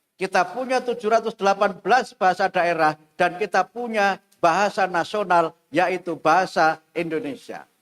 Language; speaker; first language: Indonesian; non-native, local second language; Javanese